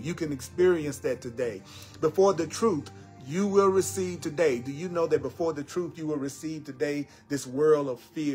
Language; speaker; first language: English; native; English